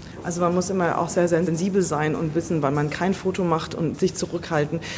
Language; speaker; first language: German; native; German